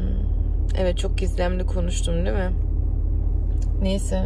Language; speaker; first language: Turkish; early bilingual, heritage; Turkish